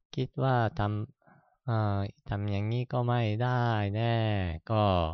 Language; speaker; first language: Thai; non-native, fluent; Japanese